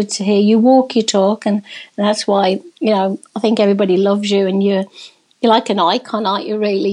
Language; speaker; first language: English; native; English